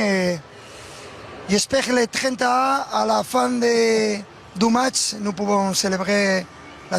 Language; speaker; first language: French; non-native, learner; Spanish